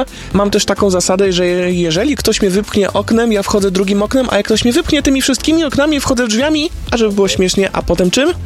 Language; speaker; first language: Polish; native; Polish